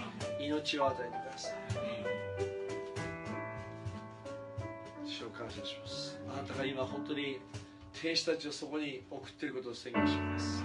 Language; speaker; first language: Japanese; non-native, fluent; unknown